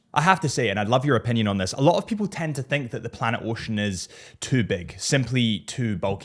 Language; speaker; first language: English; native; English